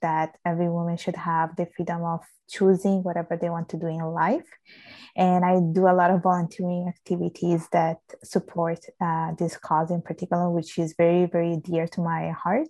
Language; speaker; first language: English; non-native, fluent; Italian